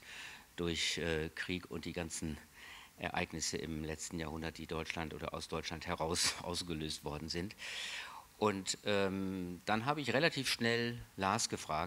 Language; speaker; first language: German; native; German